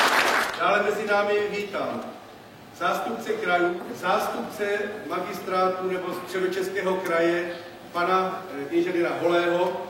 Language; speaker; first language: Czech; native; Czech